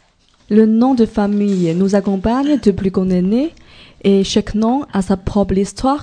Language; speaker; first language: French; non-native, learner; Chinese